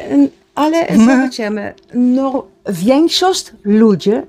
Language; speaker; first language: Polish; non-native, learner; Dutch